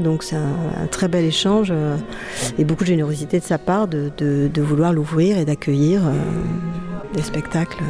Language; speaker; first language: French; native; French